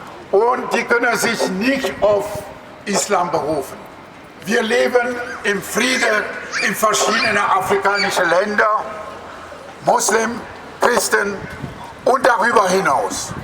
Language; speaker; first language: German; non-native, learner; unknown